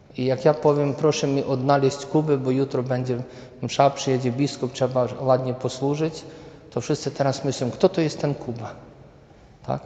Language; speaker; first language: Polish; native; Polish